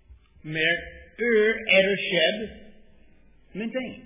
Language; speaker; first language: Hungarian; non-native, fluent; English